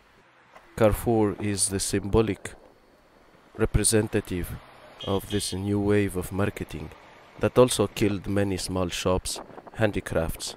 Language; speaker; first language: English; non-native, fluent; Arabic